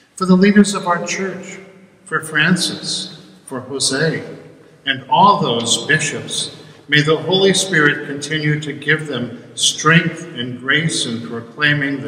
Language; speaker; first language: English; native; English